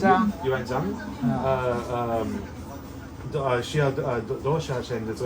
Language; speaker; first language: Chinese; non-native, learner; English